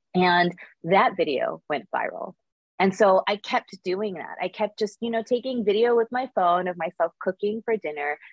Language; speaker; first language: English; early bilingual, other home language; Korean